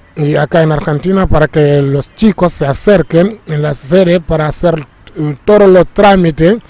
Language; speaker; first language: Spanish; non-native, fluent; Wolof